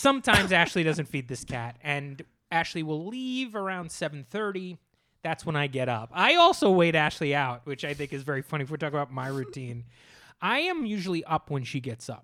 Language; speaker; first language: English; native; English